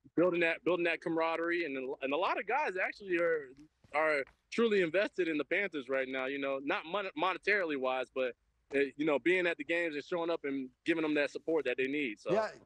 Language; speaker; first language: English; native; English